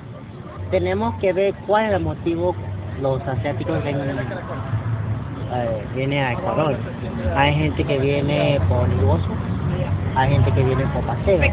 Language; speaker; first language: Spanish; non-native, learner; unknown